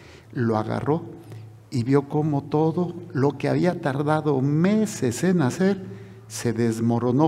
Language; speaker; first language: Spanish; native; Spanish